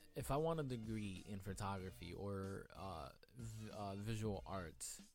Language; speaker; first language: English; native; English